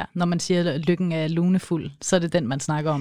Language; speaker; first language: Danish; native; Danish